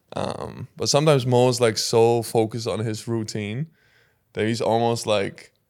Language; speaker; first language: English; non-native, fluent; German